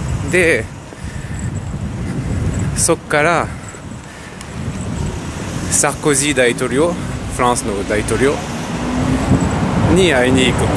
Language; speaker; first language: Japanese; non-native, fluent; French